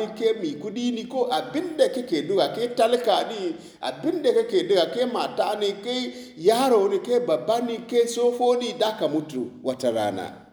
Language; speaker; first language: Hausa; non-native, local second language; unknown